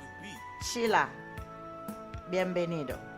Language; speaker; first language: Spanish; non-native, learner; Haitian Creole